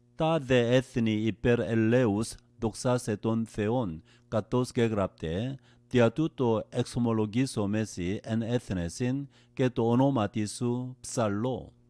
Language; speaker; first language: Greek; non-native, learner; Korean